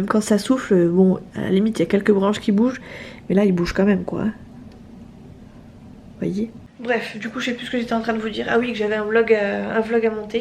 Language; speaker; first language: French; native; French